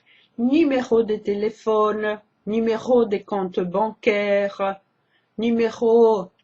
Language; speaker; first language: French; non-native, fluent; Portuguese